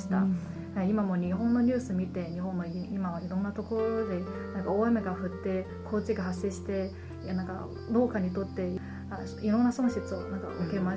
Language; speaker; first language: Japanese; non-native, fluent; Chinese